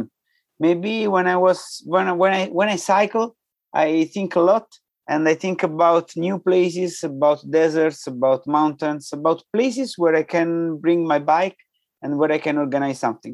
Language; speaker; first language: English; non-native, fluent; Italian